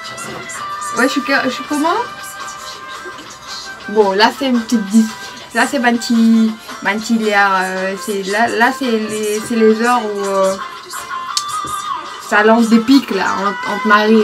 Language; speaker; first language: French; non-native, local second language; Morisyen